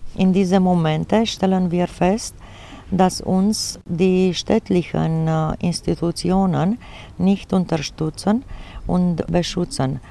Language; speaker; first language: German; non-native, fluent; Romanian